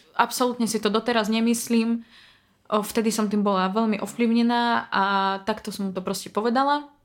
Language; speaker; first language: Slovak; non-native, fluent; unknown